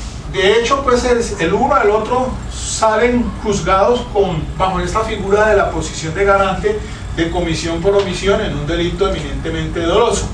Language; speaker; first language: Spanish; native; Spanish